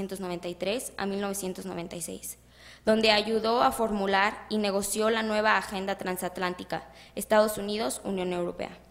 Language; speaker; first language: Spanish; native; Spanish